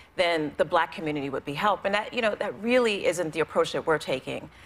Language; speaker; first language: English; native; English